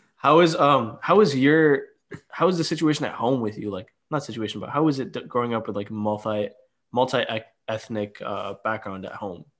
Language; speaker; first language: English; early bilingual, other home language; Hindi